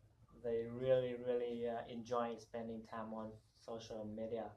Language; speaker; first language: English; non-native, learner; Vietnamese